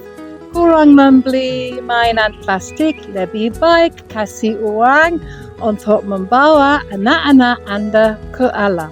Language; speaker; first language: Indonesian; non-native, learner; English